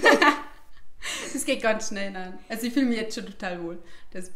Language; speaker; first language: German; native; German